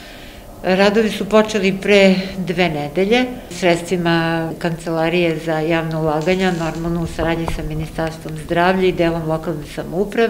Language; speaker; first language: Serbian; native; Serbian